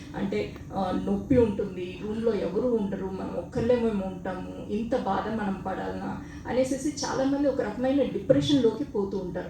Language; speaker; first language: Telugu; native; Telugu